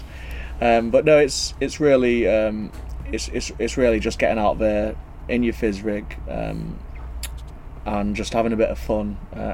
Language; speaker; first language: English; native; English